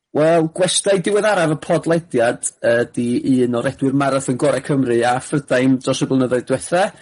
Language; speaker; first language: Welsh; native; Welsh